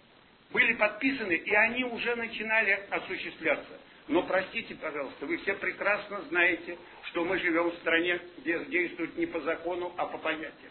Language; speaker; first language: Russian; native; Russian